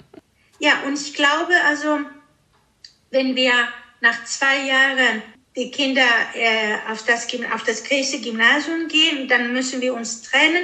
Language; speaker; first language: German; early bilingual, other home language; Greek